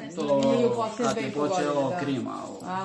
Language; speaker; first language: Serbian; early bilingual, heritage; Spanish